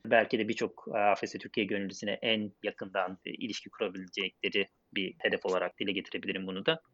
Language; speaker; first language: Turkish; native; Turkish